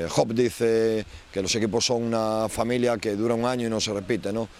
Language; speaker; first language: Spanish; native; Spanish